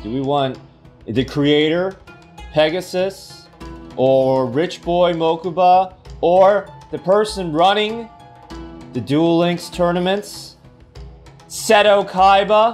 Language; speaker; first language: English; native; English